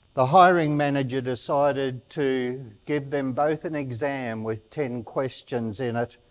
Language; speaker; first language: English; native; English